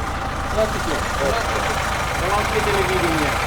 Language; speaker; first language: Russian; non-native, learner; Dutch